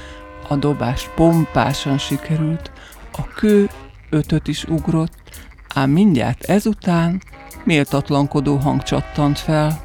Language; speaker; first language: Hungarian; native; Hungarian